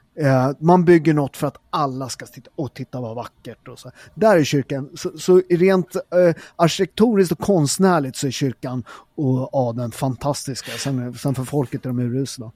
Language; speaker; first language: Swedish; early bilingual, other home language; Italian